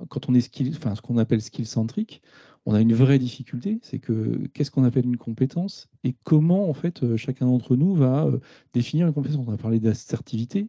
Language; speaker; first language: French; native; French